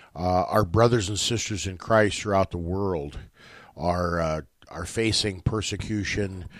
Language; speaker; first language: English; native; English